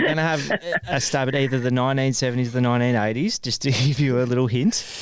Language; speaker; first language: English; native; English